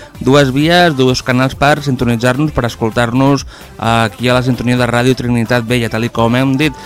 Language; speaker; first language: Catalan; native; Catalan